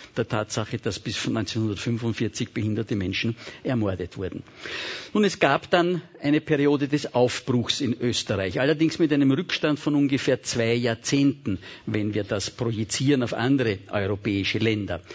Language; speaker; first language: German; native; German